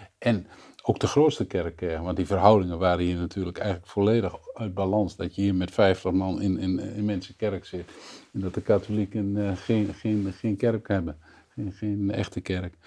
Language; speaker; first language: Dutch; native; Dutch